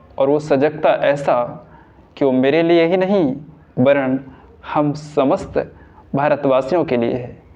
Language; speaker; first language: Hindi; native; Hindi